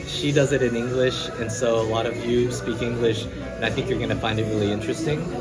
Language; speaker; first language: English; native; English